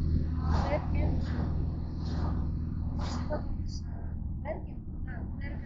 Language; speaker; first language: French; non-native, learner; Russian